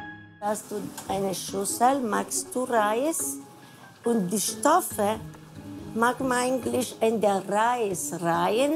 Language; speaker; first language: German; non-native, learner; Spanish